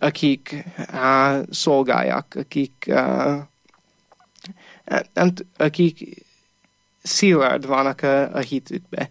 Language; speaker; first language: Hungarian; non-native, fluent; English